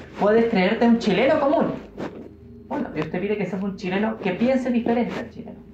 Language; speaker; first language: Spanish; native; Spanish